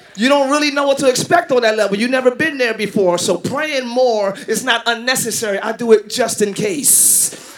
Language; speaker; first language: English; native; English